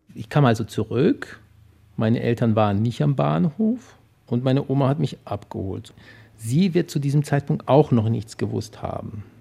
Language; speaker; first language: German; early bilingual, other home language; Polish